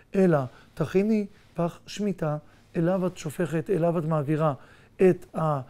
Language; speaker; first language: Hebrew; native; Hebrew